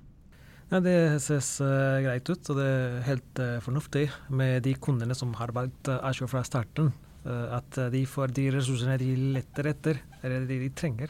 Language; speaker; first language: Norwegian; non-native, fluent; Spanish